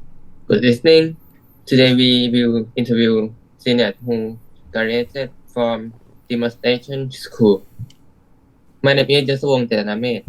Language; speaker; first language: English; non-native, learner; Thai